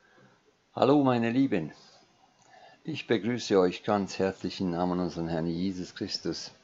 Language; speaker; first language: German; non-native, fluent; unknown